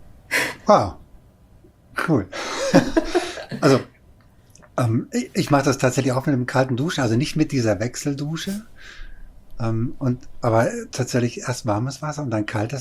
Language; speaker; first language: German; native; German